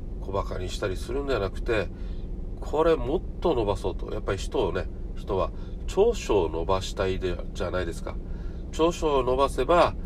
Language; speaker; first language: Japanese; native; Japanese